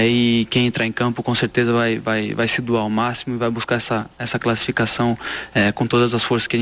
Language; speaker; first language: Portuguese; native; Portuguese